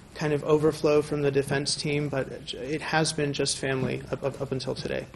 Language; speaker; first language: English; early bilingual, other home language; Spanish